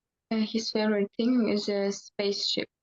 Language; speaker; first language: English; non-native, learner; Russian